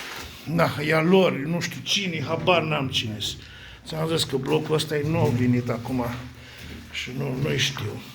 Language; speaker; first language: Romanian; native; Romanian